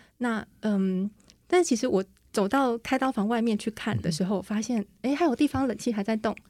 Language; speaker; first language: Chinese; native; Chinese